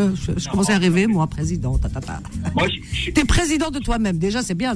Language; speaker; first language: French; native; French